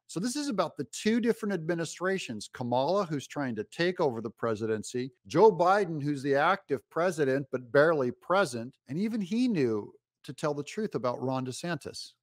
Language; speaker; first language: English; native; English